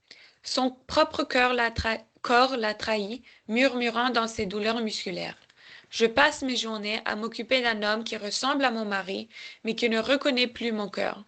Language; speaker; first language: French; native; French